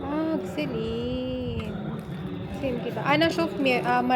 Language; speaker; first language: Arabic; non-native, learner; Filipino